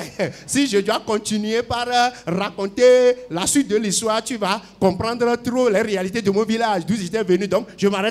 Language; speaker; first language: French; non-native, local second language; Ewe